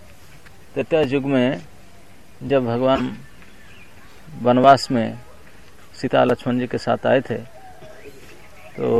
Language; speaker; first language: Hindi; non-native, local second language; Odia